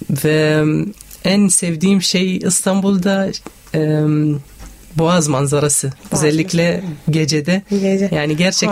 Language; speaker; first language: Turkish; non-native, learner; Arabic